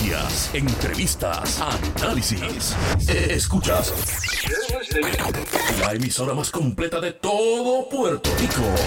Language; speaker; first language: Spanish; native; Spanish